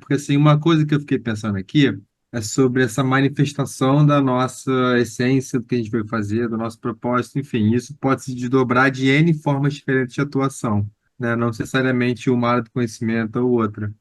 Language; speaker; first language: Portuguese; native; Portuguese